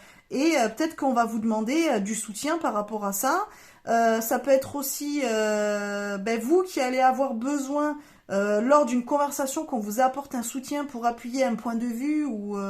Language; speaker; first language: French; native; French